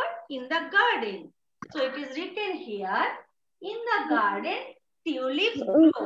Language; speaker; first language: English; non-native, learner; Bangla